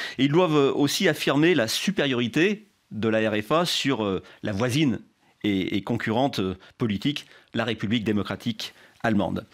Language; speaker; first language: French; native; French